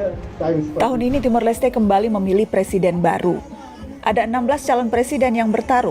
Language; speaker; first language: Indonesian; native; Indonesian